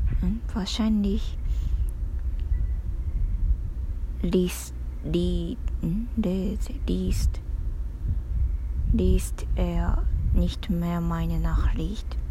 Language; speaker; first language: German; non-native, learner; Japanese